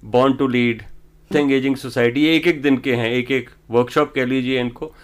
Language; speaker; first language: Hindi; native; Hindi